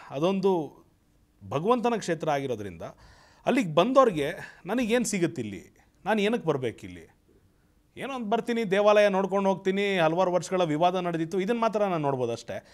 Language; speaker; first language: Kannada; native; Kannada